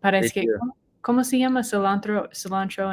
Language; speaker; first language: Spanish; non-native, learner; English